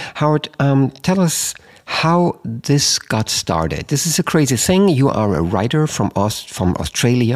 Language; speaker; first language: English; non-native, fluent; German